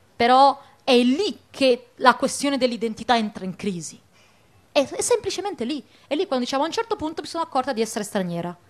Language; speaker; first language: Italian; early bilingual, other home language; Arabic